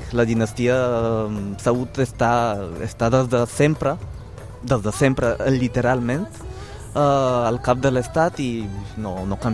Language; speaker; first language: Catalan; non-native, fluent; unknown